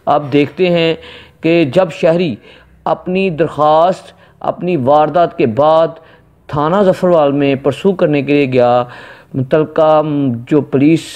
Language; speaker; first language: Hindi; non-native, local second language; Punjabi